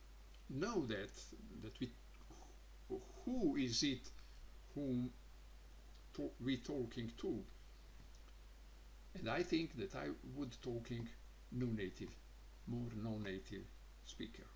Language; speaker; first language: English; non-native, learner; Croatian